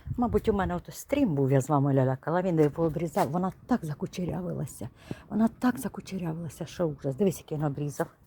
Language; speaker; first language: Ukrainian; native; Ukrainian